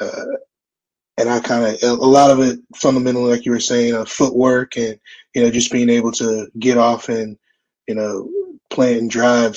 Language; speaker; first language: English; native; English